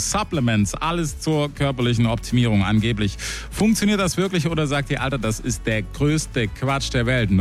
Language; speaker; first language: German; native; German